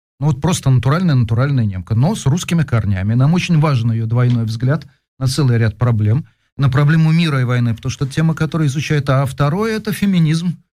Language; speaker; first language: Russian; native; Russian